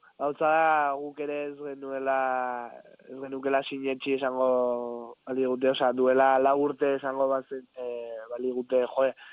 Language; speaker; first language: Basque; non-native, local second language; Spanish